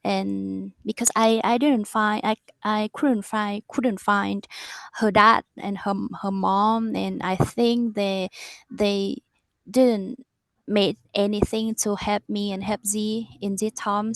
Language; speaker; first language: English; non-native, learner; Vietnamese